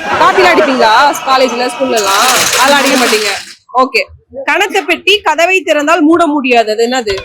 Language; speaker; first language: Tamil; native; Tamil